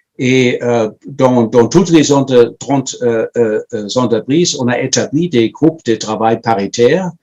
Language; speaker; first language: French; non-native, fluent; German